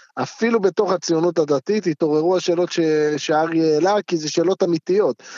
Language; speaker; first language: Hebrew; native; Hebrew